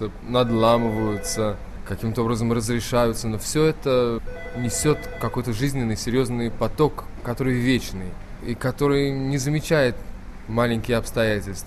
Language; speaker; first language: Russian; native; Russian